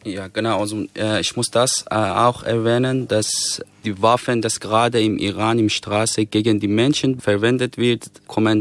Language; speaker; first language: German; non-native, fluent; Persian